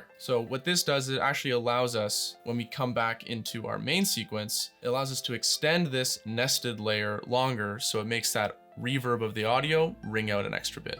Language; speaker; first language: English; native; English